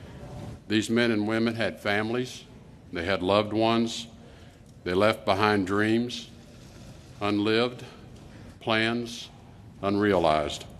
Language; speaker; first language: English; native; English